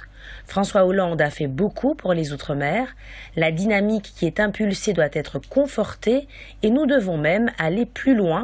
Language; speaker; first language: French; native; French